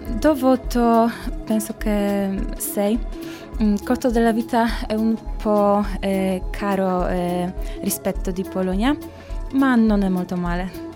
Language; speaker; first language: Italian; non-native, learner; Polish